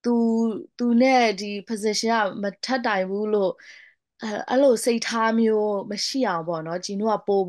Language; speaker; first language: Burmese; non-native, local second language; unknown